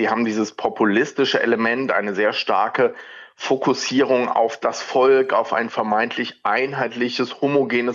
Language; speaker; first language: German; native; German